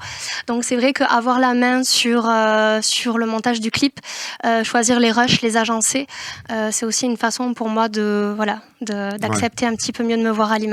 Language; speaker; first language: French; native; French